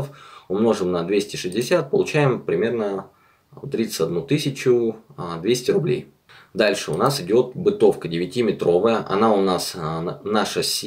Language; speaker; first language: Russian; native; Russian